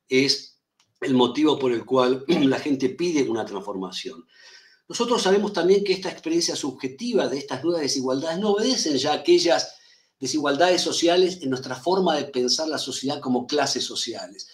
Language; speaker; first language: Spanish; native; Spanish